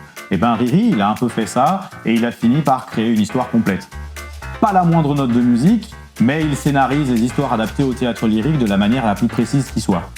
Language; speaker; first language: French; native; French